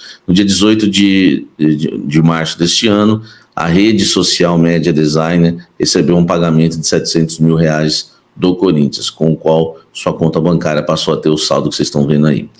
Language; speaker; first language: Portuguese; native; Portuguese